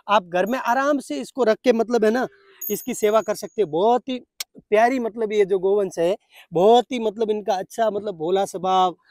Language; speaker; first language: Hindi; native; Hindi